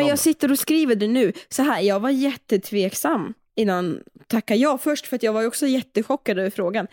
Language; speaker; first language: Swedish; native; Swedish